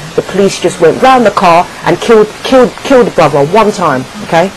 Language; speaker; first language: English; native; English